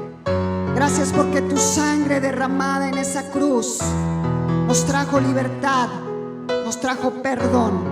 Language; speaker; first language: Spanish; native; Spanish